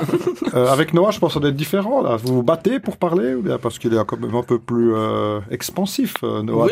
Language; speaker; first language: French; native; French